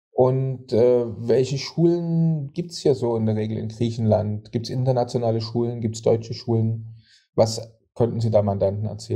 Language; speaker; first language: German; native; German